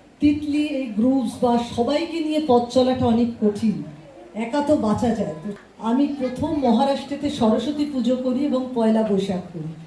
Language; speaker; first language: Bangla; native; Bangla